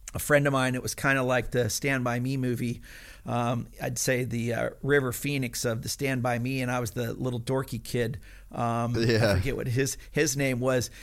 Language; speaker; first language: English; native; English